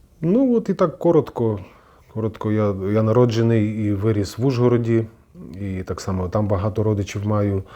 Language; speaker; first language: Ukrainian; native; Ukrainian